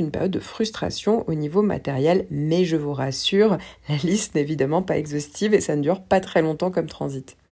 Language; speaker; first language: French; native; French